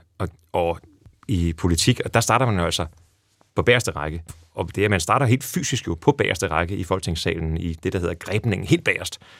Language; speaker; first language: Danish; native; Danish